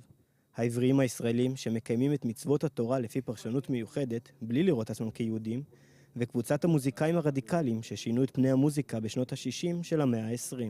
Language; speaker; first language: Hebrew; native; Hebrew